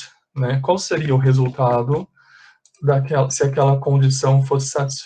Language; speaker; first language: Portuguese; native; Portuguese